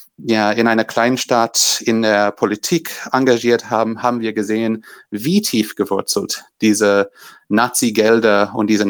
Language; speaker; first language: German; non-native, fluent; English